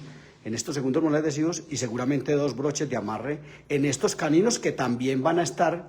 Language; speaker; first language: Spanish; native; Spanish